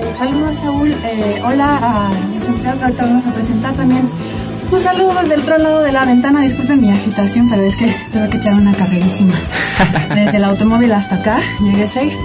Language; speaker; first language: Spanish; native; Spanish